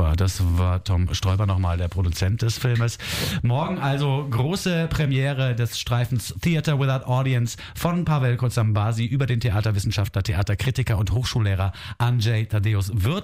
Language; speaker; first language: German; native; German